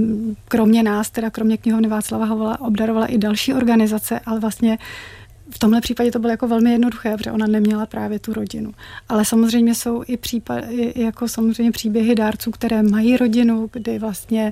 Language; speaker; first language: Czech; native; Czech